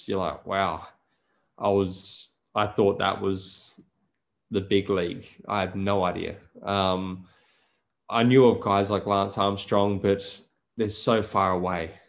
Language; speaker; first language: English; native; English